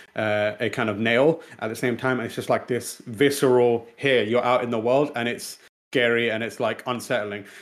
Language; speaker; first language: English; non-native, local second language; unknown